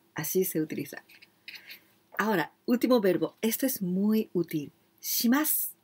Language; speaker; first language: Spanish; non-native, learner; Japanese